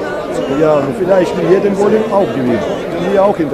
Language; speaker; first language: German; non-native, learner; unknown